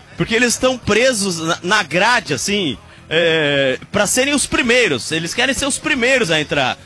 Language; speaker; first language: Portuguese; native; Portuguese